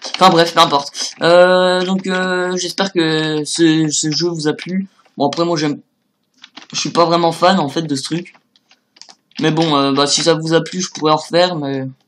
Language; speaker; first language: French; native; French